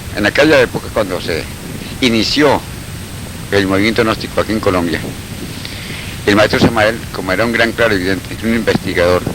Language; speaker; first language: Spanish; native; Spanish